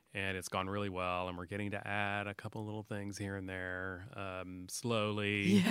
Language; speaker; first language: English; native; English